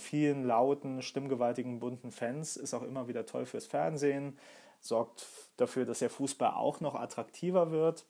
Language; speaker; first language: German; native; German